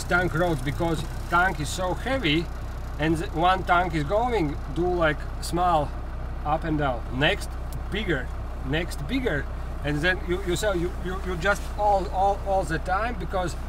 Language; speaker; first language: English; non-native, learner; Latvian